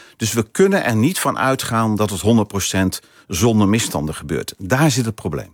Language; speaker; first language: Dutch; native; Dutch